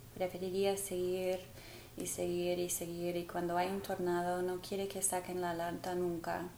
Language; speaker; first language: Spanish; non-native, fluent; English